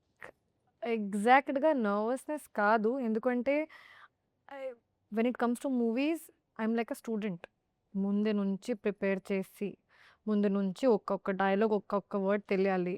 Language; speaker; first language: Telugu; non-native, fluent; Hindi